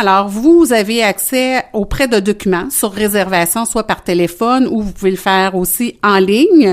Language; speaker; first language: French; native; French